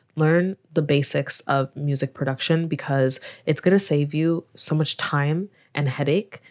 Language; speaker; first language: English; native; English